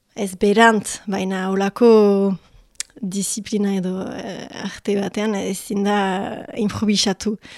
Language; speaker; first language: Basque; non-native, local second language; French